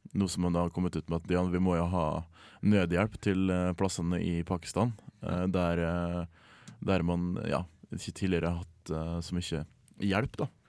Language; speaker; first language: Norwegian; native; Norwegian